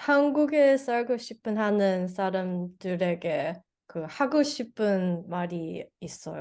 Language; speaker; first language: Korean; non-native, learner; English